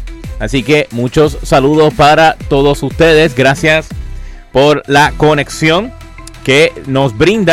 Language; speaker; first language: Spanish; native; Spanish